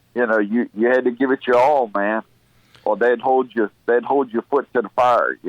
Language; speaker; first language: English; native; English